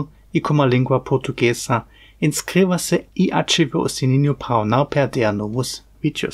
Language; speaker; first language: Portuguese; non-native, fluent; German